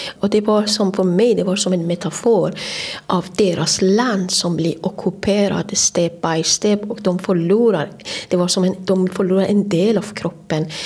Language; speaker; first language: Swedish; non-native, fluent; Persian